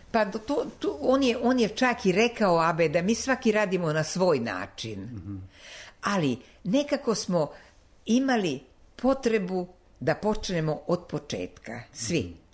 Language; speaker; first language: Serbian; non-native, local second language; Slovak